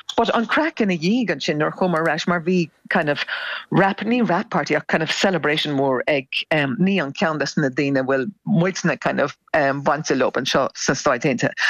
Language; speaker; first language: Irish; non-native, local second language; English